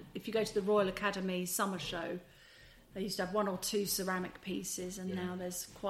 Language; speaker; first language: English; native; English